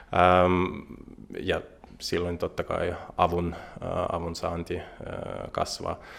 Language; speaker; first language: Finnish; non-native, fluent; Russian